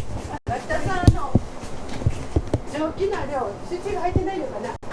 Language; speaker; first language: Japanese; native; Japanese